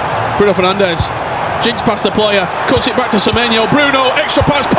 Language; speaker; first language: English; native; English